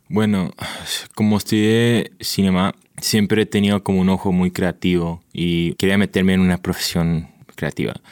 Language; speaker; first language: Spanish; early bilingual, heritage; Spanish